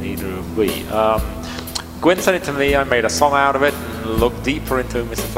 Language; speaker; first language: English; native; English